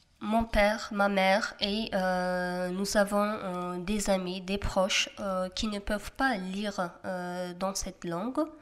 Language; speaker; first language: French; non-native, fluent; Kurdish